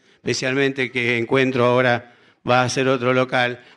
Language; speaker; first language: Spanish; native; Spanish